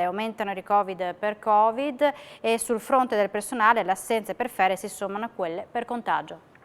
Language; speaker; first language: Italian; native; Italian